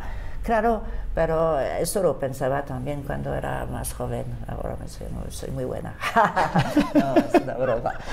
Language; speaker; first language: Spanish; non-native, fluent; French